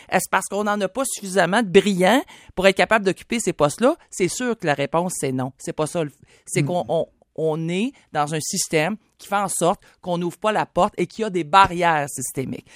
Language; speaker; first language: French; native; French